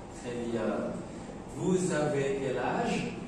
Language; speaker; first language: French; non-native, fluent; Indonesian